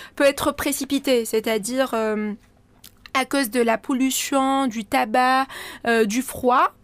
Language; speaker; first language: French; non-native, local second language; Arabic